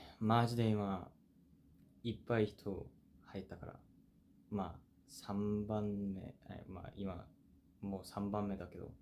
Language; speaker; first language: Japanese; non-native, fluent; Korean